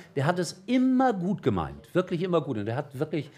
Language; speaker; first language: German; native; German